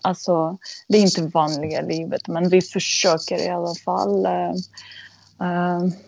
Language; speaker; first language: Swedish; non-native, fluent; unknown